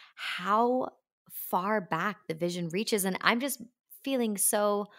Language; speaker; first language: English; native; English